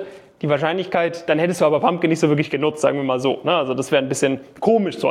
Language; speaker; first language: German; native; German